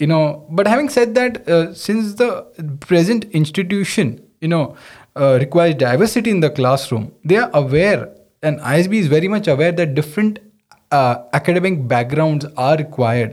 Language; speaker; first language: English; non-native, local second language; Hindi